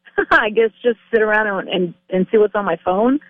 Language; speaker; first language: English; early bilingual, other home language; Spanish